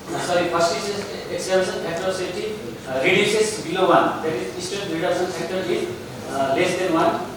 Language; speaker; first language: English; non-native, local second language; Nepali